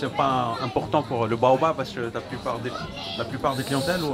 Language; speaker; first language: French; native; French